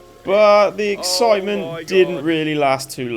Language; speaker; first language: English; native; English